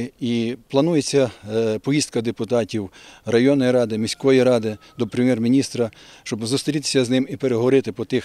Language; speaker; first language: Ukrainian; native; Ukrainian